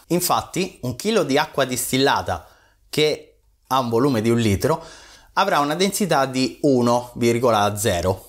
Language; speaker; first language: Italian; native; Italian